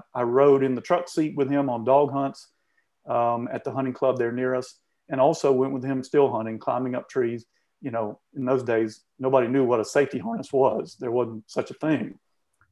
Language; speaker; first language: English; native; English